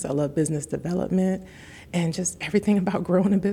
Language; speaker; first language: English; native; English